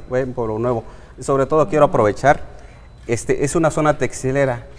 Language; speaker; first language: Spanish; native; Spanish